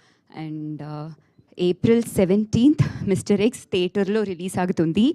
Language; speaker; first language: Telugu; non-native, learner; Tamil